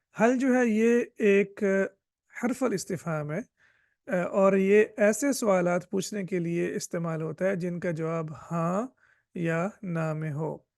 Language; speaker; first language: Urdu; native; Urdu